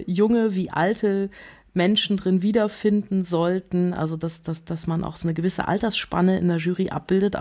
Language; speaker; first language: German; native; German